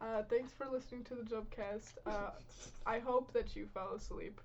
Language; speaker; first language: English; native; English